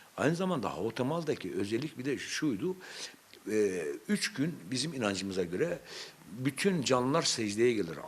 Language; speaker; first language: Turkish; non-native, local second language; Zaza